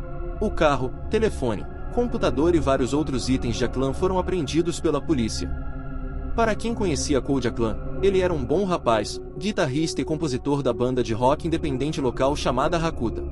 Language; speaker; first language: Portuguese; native; Portuguese